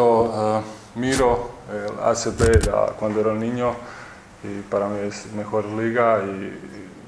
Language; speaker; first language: Spanish; non-native, learner; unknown